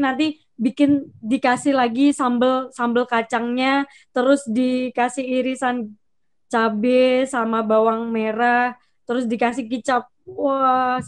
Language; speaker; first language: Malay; non-native, local second language; Javanese